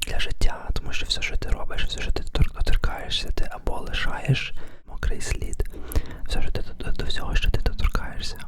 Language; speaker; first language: Ukrainian; early bilingual, heritage; Ukrainian